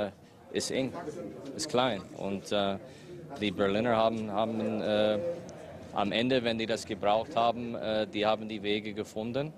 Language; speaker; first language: German; non-native, fluent; English